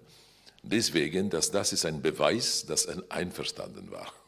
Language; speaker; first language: German; non-native, fluent; Polish